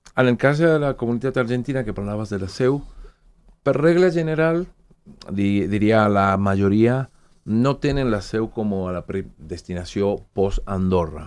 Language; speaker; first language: Catalan; non-native, fluent; Spanish